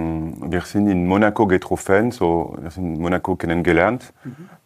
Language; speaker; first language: German; non-native, learner; French